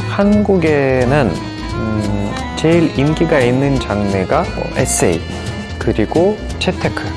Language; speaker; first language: Korean; non-native, fluent; Russian